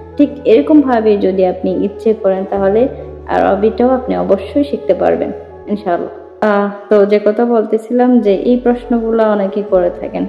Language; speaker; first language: Bangla; native; Bangla